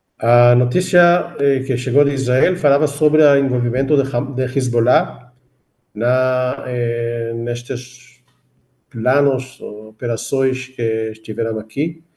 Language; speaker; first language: Portuguese; non-native, fluent; Hebrew